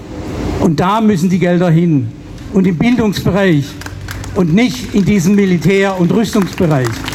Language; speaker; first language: German; native; German